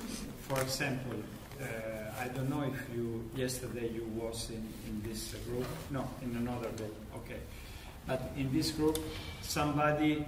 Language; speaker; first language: English; non-native, learner; Italian